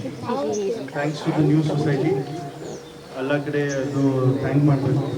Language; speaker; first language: Kannada; non-native, learner; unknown